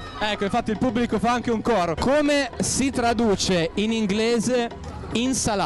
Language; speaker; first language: Italian; native; Italian